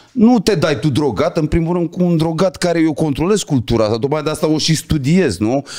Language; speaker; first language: Romanian; native; Romanian